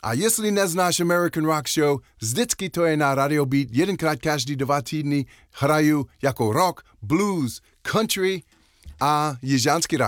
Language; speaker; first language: Czech; non-native, learner; English